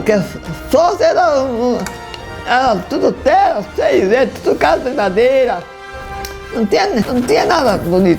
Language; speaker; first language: Portuguese; early bilingual, other home language; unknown